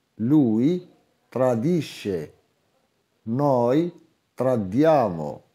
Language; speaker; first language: Italian; non-native, fluent; Arabic